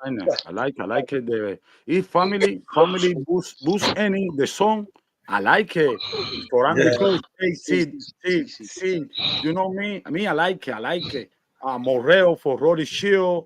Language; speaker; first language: English; non-native, learner; Spanish